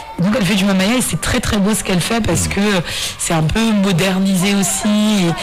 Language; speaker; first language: French; non-native, local second language; Mandingo